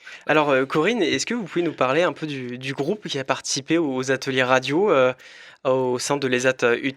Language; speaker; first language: French; native; French